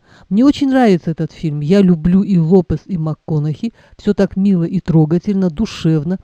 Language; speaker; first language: Russian; native; Russian